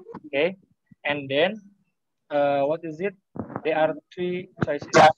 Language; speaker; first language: English; non-native, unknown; Indonesian